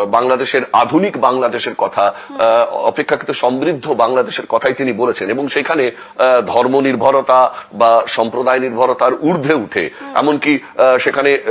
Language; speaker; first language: Bangla; native; Bangla